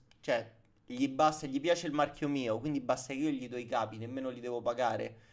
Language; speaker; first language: Italian; native; Italian